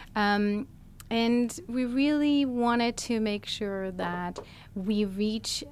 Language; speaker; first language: English; non-native, fluent; German